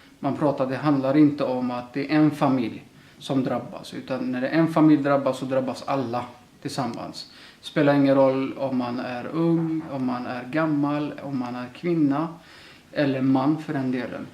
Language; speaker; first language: Swedish; early bilingual, other home language; Somali